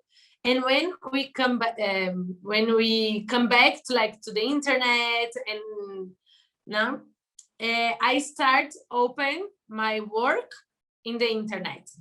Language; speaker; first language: English; non-native, learner; Portuguese